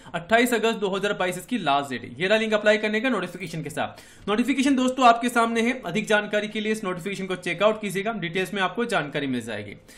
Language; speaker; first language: Hindi; native; Hindi